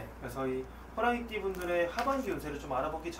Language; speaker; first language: Korean; native; Korean